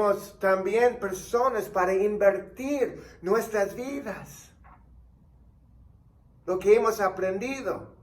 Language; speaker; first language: Spanish; non-native, fluent; English